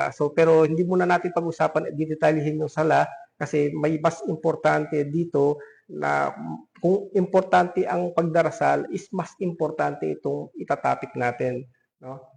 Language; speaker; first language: Filipino; non-native, local second language; Pampanga